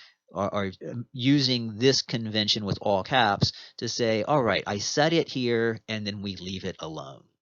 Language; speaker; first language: English; native; English